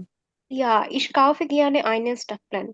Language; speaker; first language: German; non-native, learner; Bangla